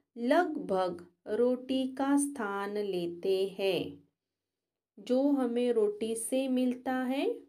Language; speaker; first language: Hindi; non-native, local second language; Marathi